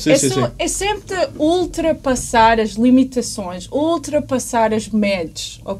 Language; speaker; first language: Portuguese; early bilingual, heritage; English